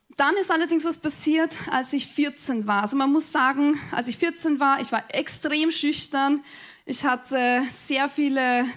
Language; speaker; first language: German; native; German